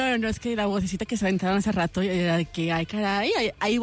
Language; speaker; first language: Spanish; native; Spanish